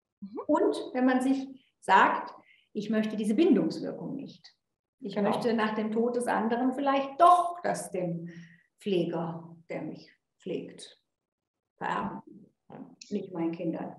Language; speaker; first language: German; native; German